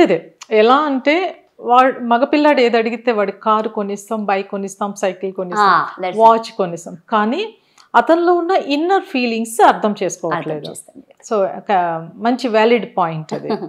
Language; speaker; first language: Telugu; native; Telugu